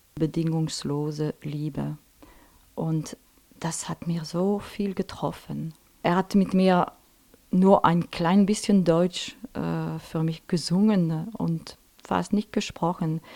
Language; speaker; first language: German; non-native, local second language; French